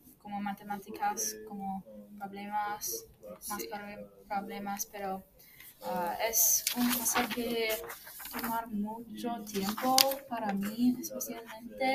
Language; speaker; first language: Spanish; non-native, learner; English